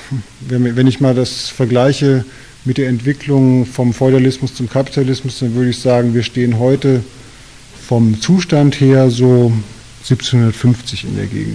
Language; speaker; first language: German; native; German